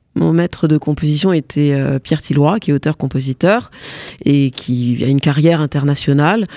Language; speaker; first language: French; early bilingual, other home language; Morisyen